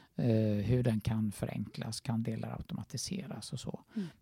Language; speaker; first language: Swedish; native; Swedish